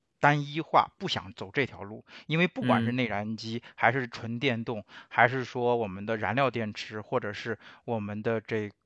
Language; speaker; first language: Chinese; native; Chinese